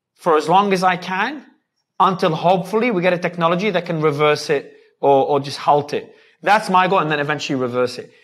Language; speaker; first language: English; native; English